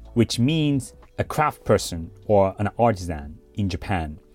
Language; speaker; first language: English; early bilingual, other home language; Japanese